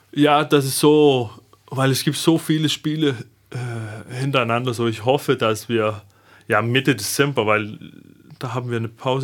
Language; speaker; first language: German; non-native, fluent; Danish